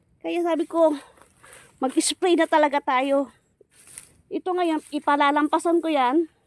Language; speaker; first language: Filipino; non-native, local second language; Cebuano